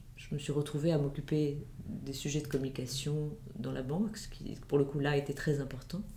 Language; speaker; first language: French; native; French